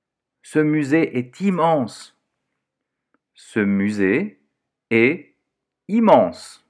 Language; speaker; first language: French; non-native, fluent; Portuguese